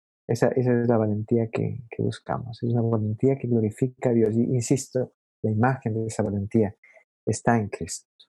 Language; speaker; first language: Spanish; native; Spanish